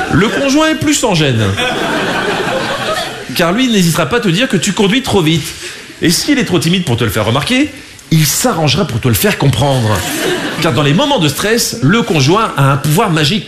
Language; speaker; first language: French; native; French